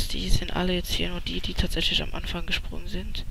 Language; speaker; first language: German; native; German